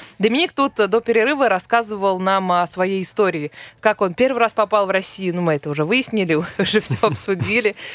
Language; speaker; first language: Russian; native; Russian